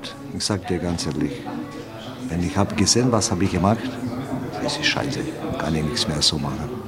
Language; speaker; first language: German; non-native, learner; Romanian